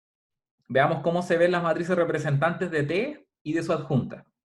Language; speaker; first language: Spanish; native; Spanish